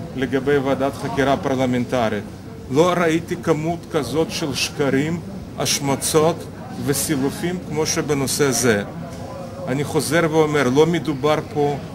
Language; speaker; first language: Hebrew; non-native, fluent; Russian